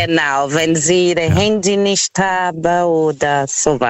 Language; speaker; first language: German; non-native, learner; Portuguese